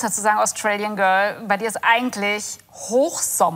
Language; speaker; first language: German; native; German